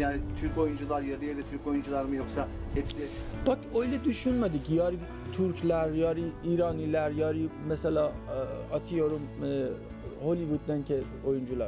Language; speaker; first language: Turkish; non-native, fluent; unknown